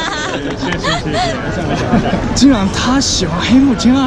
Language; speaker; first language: Chinese; non-native, fluent; Japanese